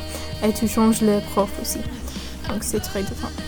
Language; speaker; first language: French; non-native, learner; English